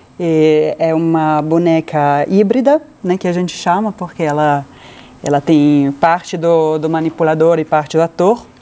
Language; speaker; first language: Portuguese; non-native, fluent; Italian